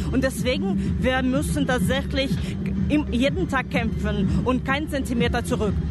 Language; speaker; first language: German; non-native, fluent; Russian